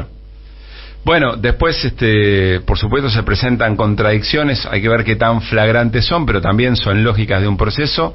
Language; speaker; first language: Spanish; native; Spanish